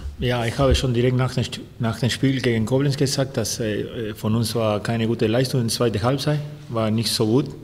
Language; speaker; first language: German; non-native, learner; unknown